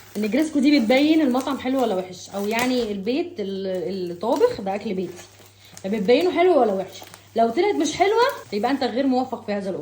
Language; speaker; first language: Arabic; native; Arabic